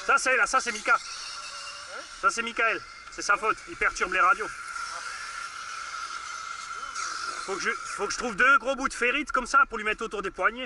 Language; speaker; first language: French; native; French